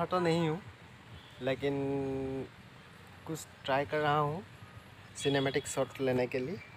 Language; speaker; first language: Hindi; non-native, local second language; Assamese